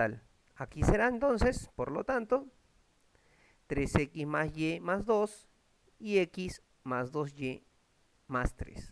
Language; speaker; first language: Spanish; native; Spanish